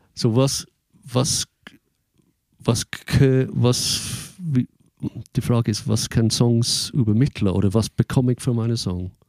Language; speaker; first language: German; non-native, fluent; English